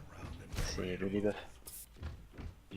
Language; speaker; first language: French; native; French